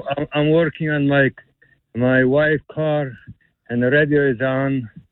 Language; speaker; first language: English; non-native, learner; Polish